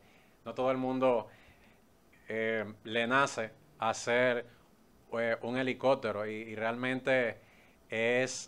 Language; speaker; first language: Spanish; native; Spanish